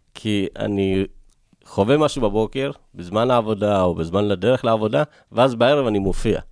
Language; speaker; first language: Hebrew; early bilingual, other home language; Amharic